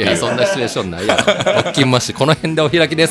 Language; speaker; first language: Japanese; native; Japanese